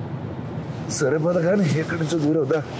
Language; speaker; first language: Telugu; native; Telugu